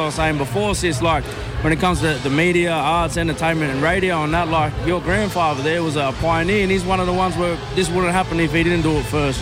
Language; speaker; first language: English; native; English